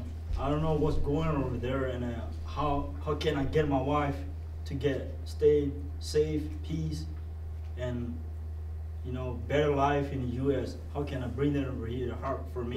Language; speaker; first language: English; non-native, learner; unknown